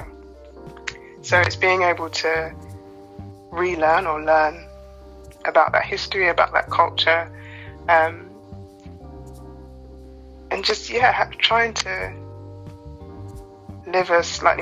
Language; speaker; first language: English; native; English